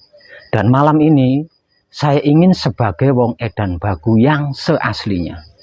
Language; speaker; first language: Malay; non-native, local second language; Javanese